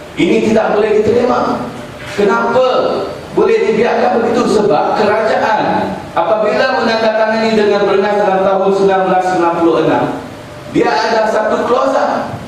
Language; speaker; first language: Malay; non-native, local second language; Chinese